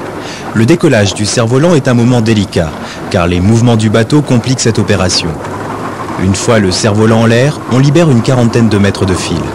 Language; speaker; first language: French; native; French